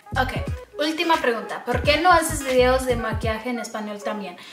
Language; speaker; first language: Spanish; early bilingual, other home language; English